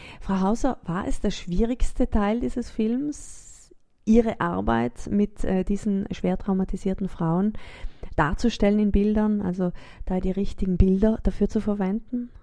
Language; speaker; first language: German; native; German